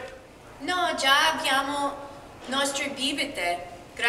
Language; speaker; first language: Italian; non-native, learner; English